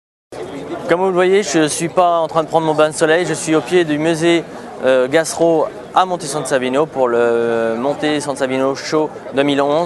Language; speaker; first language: French; native; French